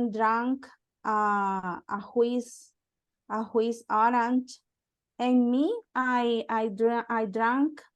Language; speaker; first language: English; non-native, learner; Spanish